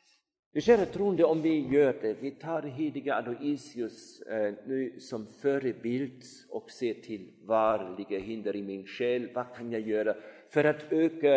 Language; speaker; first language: Swedish; non-native, fluent; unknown